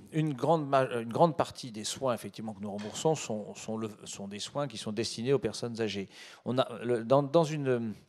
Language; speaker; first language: French; native; French